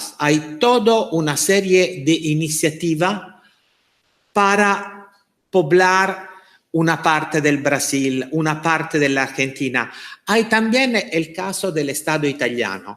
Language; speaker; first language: Spanish; non-native, fluent; Italian